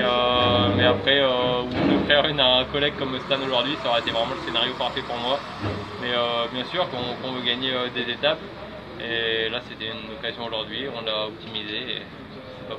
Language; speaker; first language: French; native; French